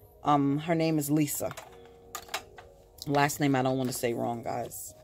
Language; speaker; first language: English; native; English